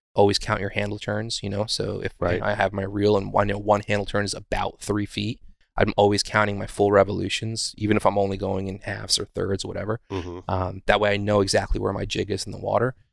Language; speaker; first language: English; native; English